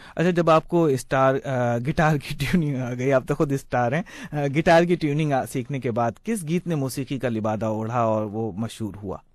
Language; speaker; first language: Urdu; native; Urdu